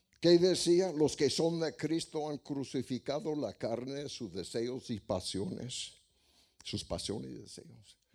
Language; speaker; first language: Spanish; non-native, fluent; English